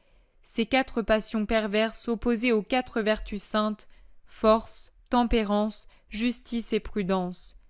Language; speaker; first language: French; native; French